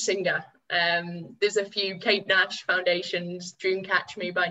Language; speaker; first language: English; native; English